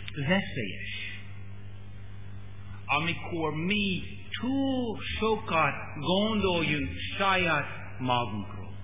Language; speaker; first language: Hungarian; non-native, learner; English